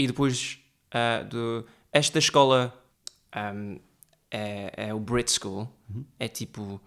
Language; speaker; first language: Portuguese; early bilingual, heritage; Portuguese